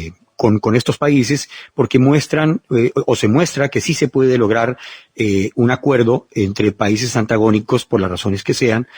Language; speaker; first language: Spanish; native; Spanish